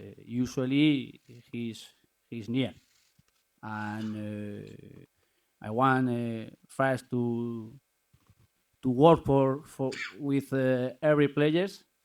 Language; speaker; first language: English; non-native, learner; Spanish